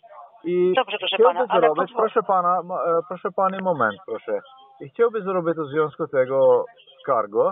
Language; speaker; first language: Polish; non-native, learner; Slovenian